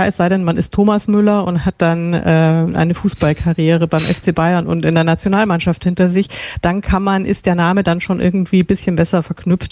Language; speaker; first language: German; native; German